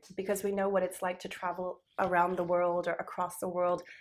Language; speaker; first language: English; native; English